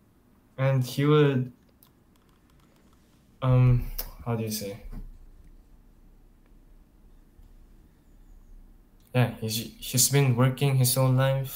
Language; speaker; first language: English; non-native, local second language; Chinese